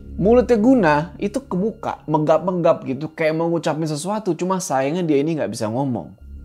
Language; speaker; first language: Indonesian; native; Indonesian